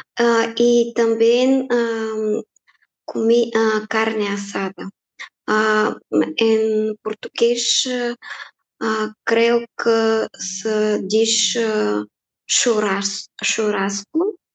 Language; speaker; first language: Portuguese; non-native, fluent; Bulgarian